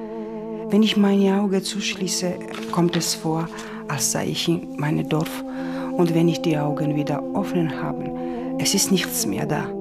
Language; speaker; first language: German; non-native, learner; Georgian